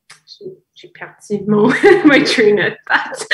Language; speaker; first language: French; non-native, fluent; English